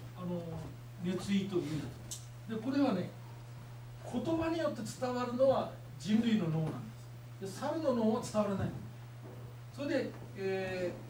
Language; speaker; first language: Japanese; native; Japanese